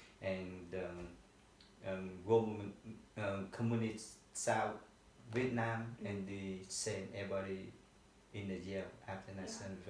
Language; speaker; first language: English; non-native, learner; Vietnamese